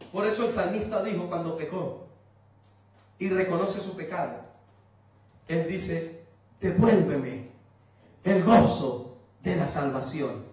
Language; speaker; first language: Spanish; native; Spanish